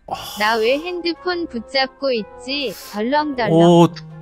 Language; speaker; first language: Korean; native; Korean